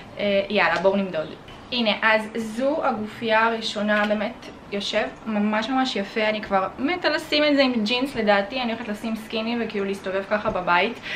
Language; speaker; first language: Hebrew; native; Hebrew